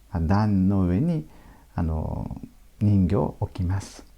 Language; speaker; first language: Japanese; non-native, fluent; French